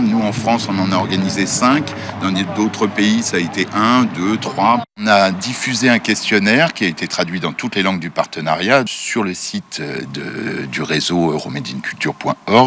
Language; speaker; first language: French; native; French